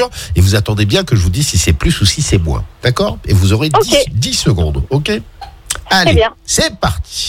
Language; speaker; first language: French; native; French